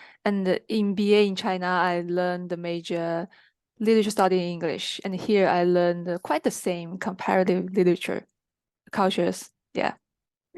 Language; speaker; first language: English; non-native, fluent; Chinese